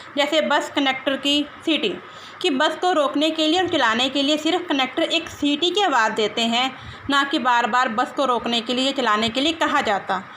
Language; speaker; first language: Hindi; non-native, local second language; Punjabi